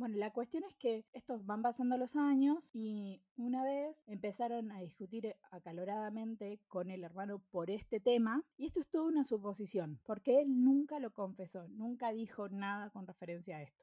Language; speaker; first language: Spanish; native; Spanish